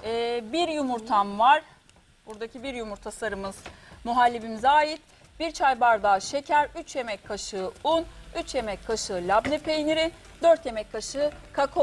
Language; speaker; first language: Turkish; native; Turkish